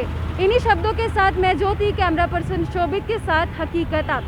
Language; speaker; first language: Hindi; native; Hindi